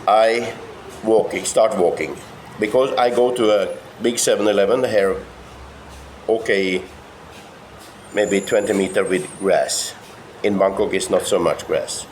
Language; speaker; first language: English; non-native, fluent; Norwegian